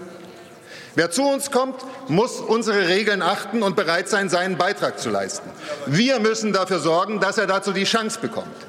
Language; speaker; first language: German; native; German